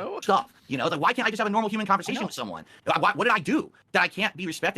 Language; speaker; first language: English; native; English